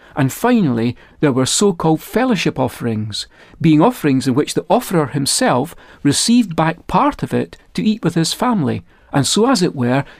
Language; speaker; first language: English; native; English